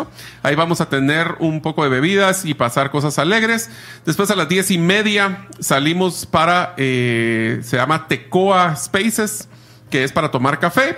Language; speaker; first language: Spanish; native; Spanish